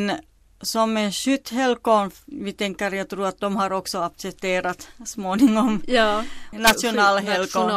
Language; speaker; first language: Swedish; non-native, local second language; Finnish